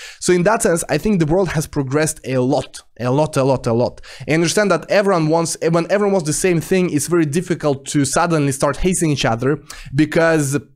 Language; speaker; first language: English; non-native, fluent; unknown